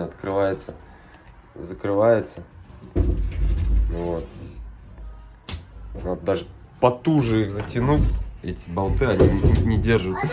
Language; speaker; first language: Russian; native; Russian